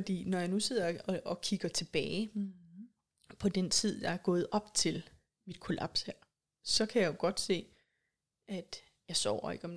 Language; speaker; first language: Danish; native; Danish